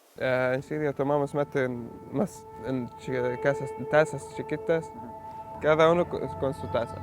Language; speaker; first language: Spanish; non-native, learner; Arabic